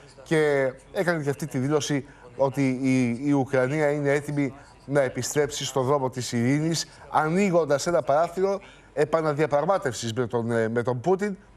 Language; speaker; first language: Greek; native; Greek